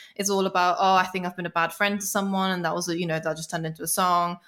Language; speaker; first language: English; native; English